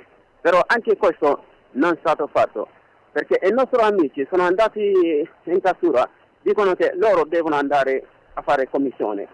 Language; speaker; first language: Italian; non-native, learner; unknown